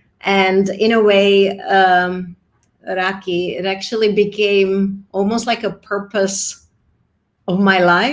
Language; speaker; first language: English; non-native, fluent; Czech